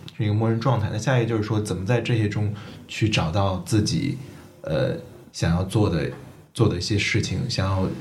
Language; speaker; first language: Chinese; native; Chinese